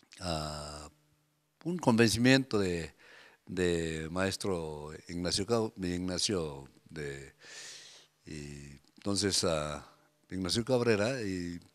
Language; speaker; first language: Spanish; non-native, fluent; Korean